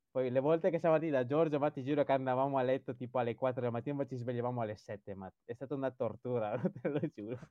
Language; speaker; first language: Italian; early bilingual, other home language; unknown